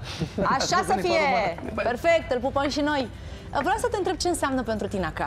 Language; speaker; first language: Romanian; native; Romanian